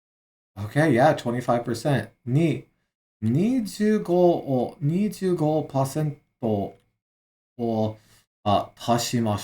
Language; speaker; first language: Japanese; non-native, learner; English